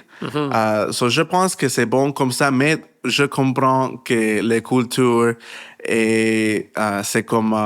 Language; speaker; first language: French; non-native, learner; Spanish